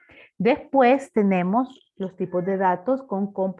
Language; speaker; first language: Spanish; native; Spanish